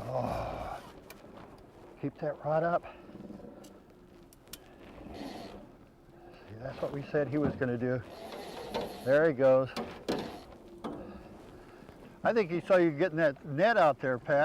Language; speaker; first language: English; native; English